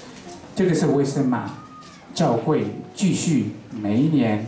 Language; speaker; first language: Chinese; non-native, fluent; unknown